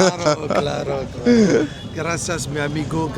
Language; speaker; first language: Spanish; non-native, learner; French